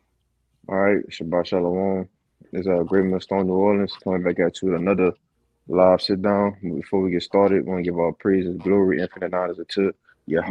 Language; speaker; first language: English; native; English